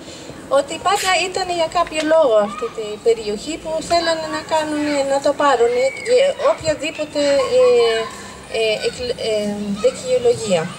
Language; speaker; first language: Greek; non-native, fluent; Arabic